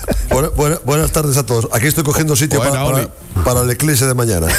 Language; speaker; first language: Spanish; native; Spanish